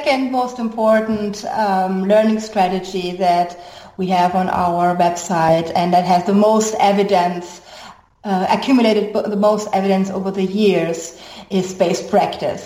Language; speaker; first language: English; non-native, fluent; German